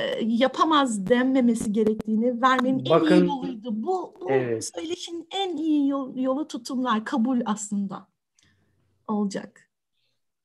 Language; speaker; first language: Turkish; native; Turkish